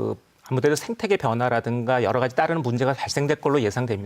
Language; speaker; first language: Korean; native; Korean